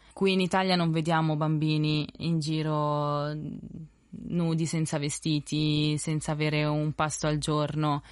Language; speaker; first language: Italian; early bilingual, other home language; Spanish